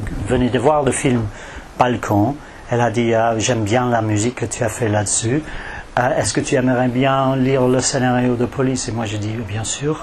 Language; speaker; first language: French; non-native, fluent; English